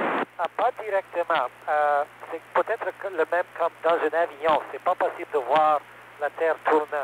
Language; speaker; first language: French; non-native, learner; English